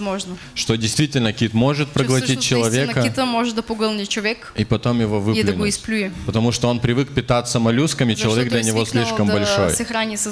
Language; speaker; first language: Russian; native; Russian